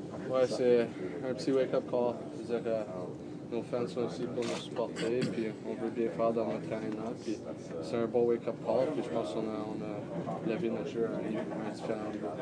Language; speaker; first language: French; native; French